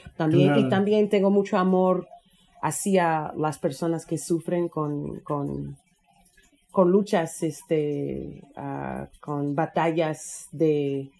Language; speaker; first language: Spanish; non-native, fluent; English